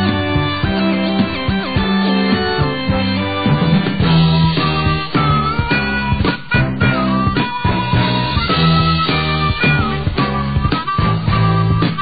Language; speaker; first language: English; native; English